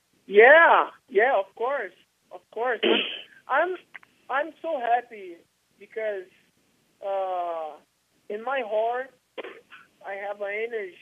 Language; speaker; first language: English; non-native, learner; Portuguese